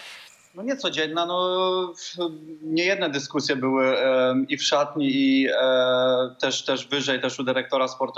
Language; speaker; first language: Polish; early bilingual, heritage; Polish